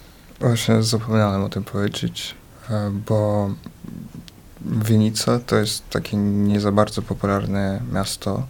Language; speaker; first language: Polish; early bilingual, other home language; Ukrainian